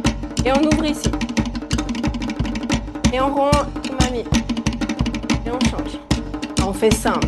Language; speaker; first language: French; native; French